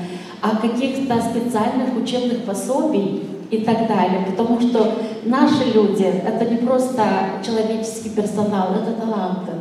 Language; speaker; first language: Russian; non-native, local second language; Romanian